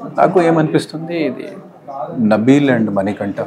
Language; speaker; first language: Telugu; non-native, fluent; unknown